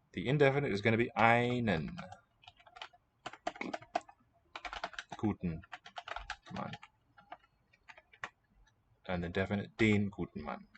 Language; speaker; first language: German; non-native, fluent; English